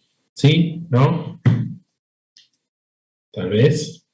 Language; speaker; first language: Spanish; native; Spanish